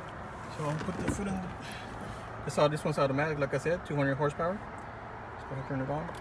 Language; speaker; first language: English; native; English